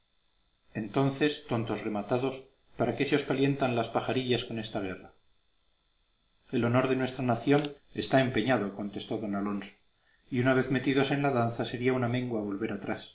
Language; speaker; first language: Spanish; native; Spanish